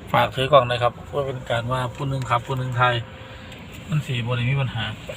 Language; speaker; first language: Thai; native; Thai